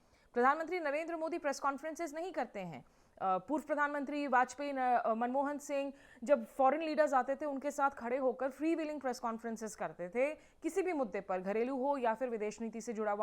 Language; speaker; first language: Hindi; native; Hindi